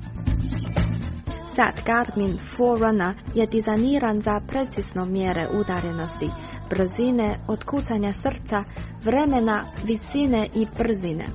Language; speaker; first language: Croatian; native; Croatian